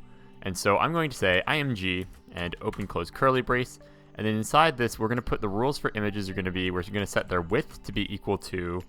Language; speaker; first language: English; native; English